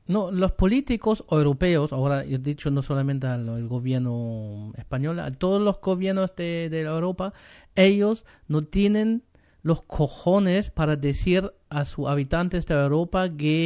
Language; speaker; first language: Spanish; non-native, learner; German